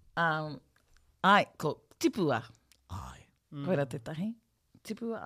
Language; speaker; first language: Māori; non-native, local second language; English